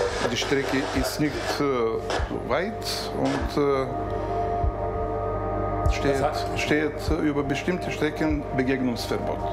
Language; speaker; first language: German; non-native, learner; Bulgarian